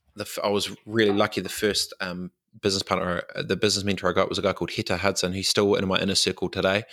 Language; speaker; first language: English; native; English